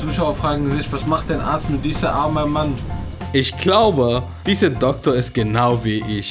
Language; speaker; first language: German; non-native, fluent; Arabic